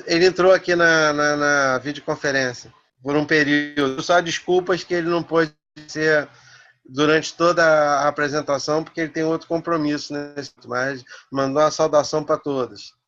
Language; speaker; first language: Portuguese; native; Portuguese